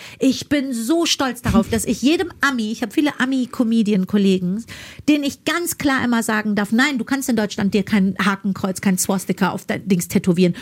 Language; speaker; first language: German; early bilingual, other home language; Persian